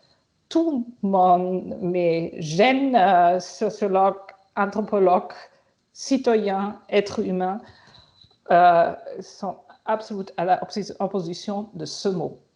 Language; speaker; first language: French; non-native, fluent; German